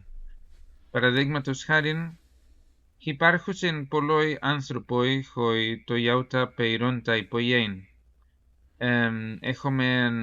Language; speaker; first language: Greek; non-native, fluent; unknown